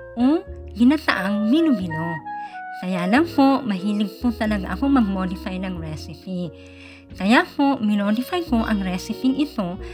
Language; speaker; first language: Filipino; non-native, local second language; Bikol